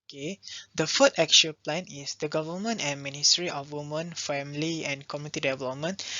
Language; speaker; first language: English; non-native, local second language; Malay